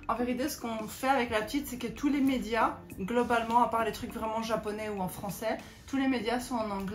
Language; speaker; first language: French; native; French